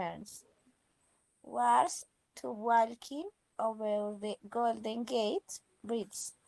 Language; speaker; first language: English; non-native, learner; Spanish